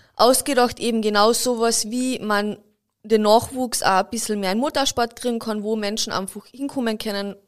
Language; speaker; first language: German; native; German